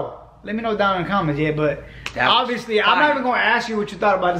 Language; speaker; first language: English; native; English